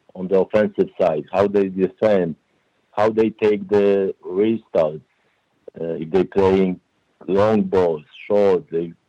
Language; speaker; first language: English; non-native, fluent; Polish